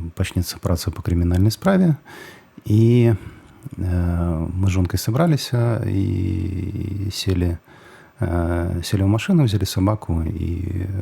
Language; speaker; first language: Belarusian; non-native, local second language; Russian